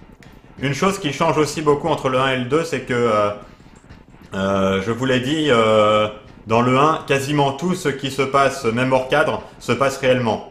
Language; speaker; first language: French; native; French